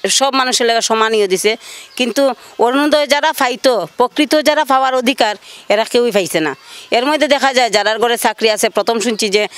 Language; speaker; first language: Bangla; native; Bangla